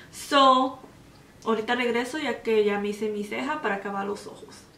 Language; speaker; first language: Spanish; early bilingual, heritage; Spanish